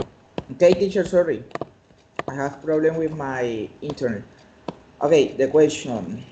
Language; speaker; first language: English; non-native, learner; Spanish